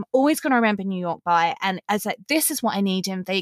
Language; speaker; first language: English; native; English